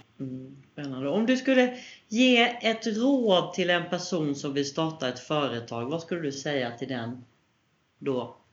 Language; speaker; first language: Swedish; native; Swedish